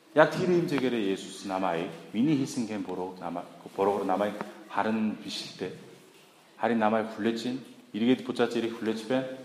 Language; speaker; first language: Mongolian; non-native, fluent; Korean